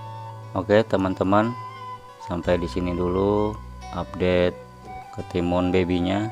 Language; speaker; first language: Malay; non-native, local second language; Sundanese